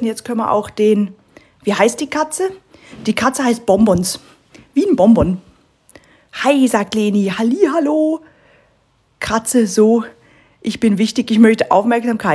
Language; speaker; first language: German; native; German